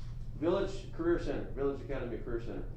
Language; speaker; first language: English; native; English